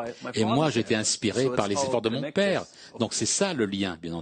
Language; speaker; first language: French; non-native, fluent; Persian